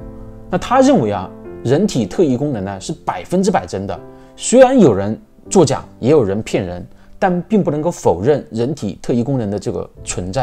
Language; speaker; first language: Chinese; native; Chinese